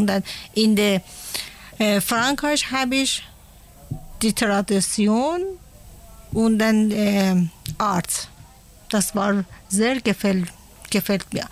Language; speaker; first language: German; non-native, learner; Persian